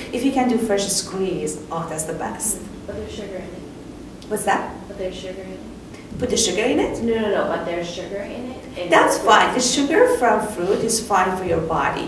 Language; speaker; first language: English; non-native, fluent; Persian